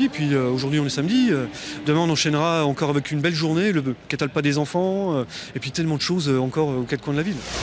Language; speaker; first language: French; native; French